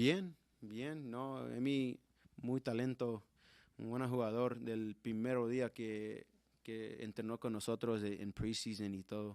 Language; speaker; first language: Spanish; early bilingual, heritage; Spanish